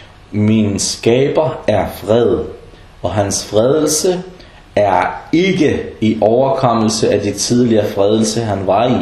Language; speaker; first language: Danish; non-native, fluent; Arabic